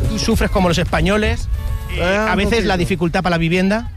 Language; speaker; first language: Spanish; native; Spanish